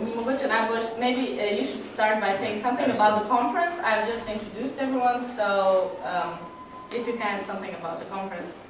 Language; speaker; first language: English; non-native, fluent; Slovenian